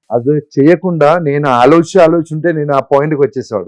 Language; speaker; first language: Telugu; non-native, fluent; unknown